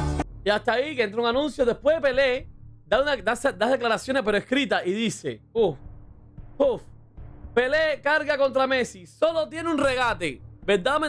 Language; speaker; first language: Spanish; native; Spanish